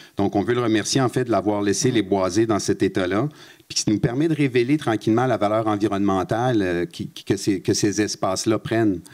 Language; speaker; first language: French; native; French